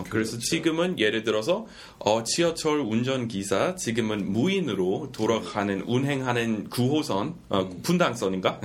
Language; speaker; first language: Korean; non-native, fluent; English